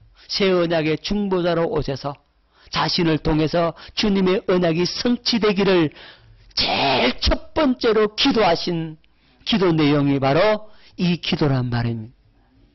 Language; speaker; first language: Korean; native; Korean